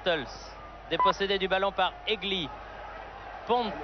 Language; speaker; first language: French; native; French